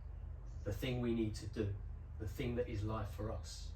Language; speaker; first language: English; native; English